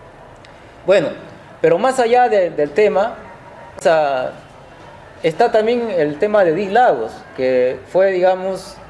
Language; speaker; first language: Spanish; native; Spanish